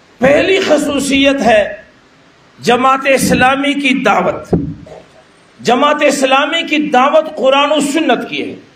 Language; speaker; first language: Urdu; non-native, local second language; Pashto